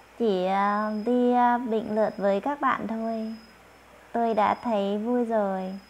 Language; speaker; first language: Vietnamese; non-native, local second language; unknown